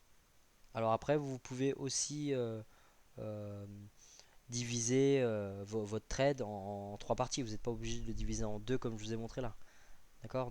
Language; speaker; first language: French; native; French